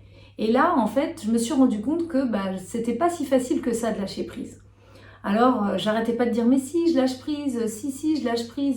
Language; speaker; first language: French; native; French